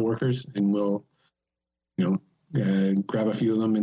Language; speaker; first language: English; native; English